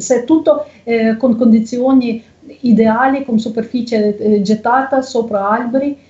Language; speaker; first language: Italian; non-native, learner; Russian